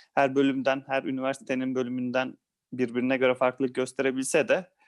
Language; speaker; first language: Turkish; native; Turkish